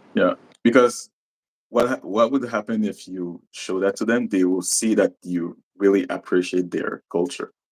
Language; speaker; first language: English; non-native, local second language; French